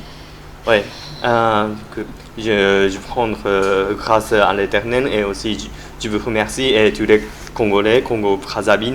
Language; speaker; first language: French; non-native, learner; Japanese